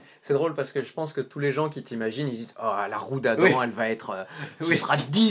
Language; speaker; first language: French; native; French